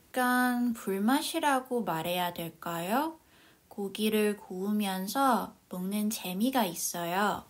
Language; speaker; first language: Korean; non-native, fluent; Cantonese